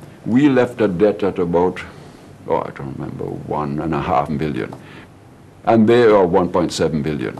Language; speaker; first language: English; native; English